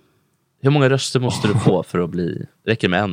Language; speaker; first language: Swedish; native; Swedish